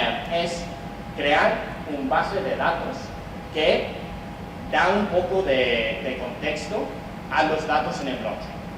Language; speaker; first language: Spanish; non-native, fluent; English